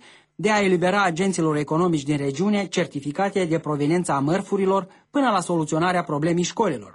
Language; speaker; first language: Romanian; native; Romanian